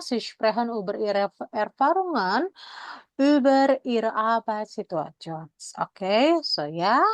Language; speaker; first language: German; non-native, fluent; Indonesian